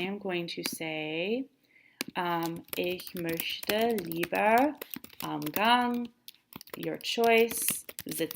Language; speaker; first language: German; non-native, fluent; English